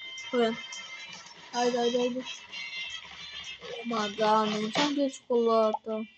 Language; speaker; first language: Albanian; early bilingual, heritage; Albanian